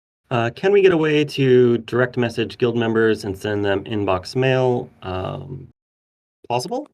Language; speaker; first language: English; native; English